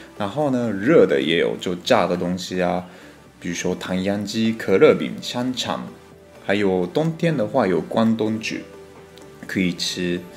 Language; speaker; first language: Chinese; non-native, fluent; Japanese